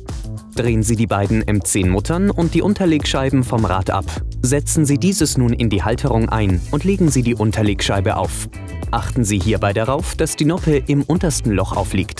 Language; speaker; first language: German; native; German